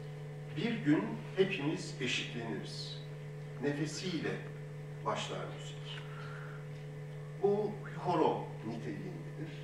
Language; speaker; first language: Turkish; native; Turkish